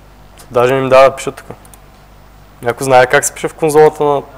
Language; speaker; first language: Bulgarian; native; Bulgarian